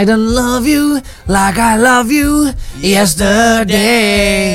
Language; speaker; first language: English; non-native, learner; Indonesian